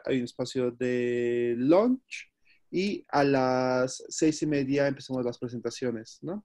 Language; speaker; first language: Spanish; native; Spanish